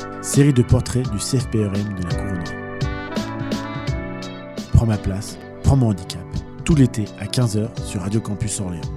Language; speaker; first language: French; native; French